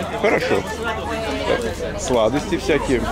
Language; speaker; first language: Russian; native; Russian